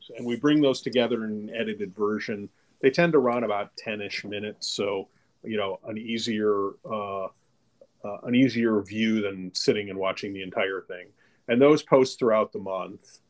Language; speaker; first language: English; native; English